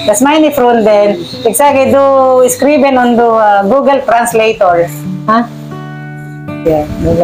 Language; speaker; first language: German; non-native, learner; Filipino